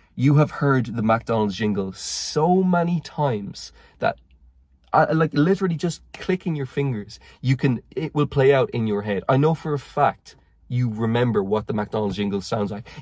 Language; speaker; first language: English; native; English